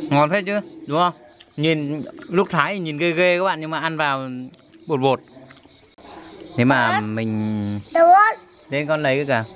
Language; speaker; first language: Vietnamese; native; Vietnamese